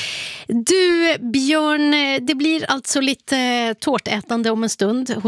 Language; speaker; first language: Swedish; native; Swedish